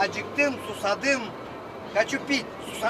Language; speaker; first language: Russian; non-native, local second language; Gagauz